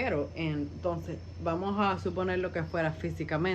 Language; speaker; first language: Spanish; early bilingual, heritage; Spanish